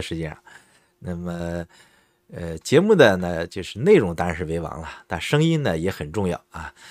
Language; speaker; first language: Chinese; native; Chinese